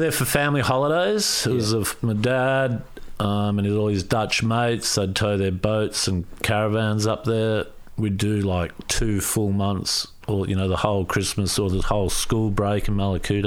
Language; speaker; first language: English; native; English